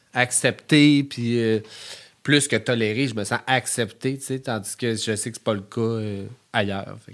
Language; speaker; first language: French; native; French